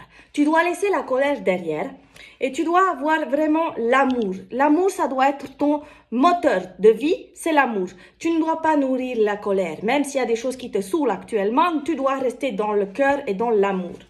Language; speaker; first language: French; native; French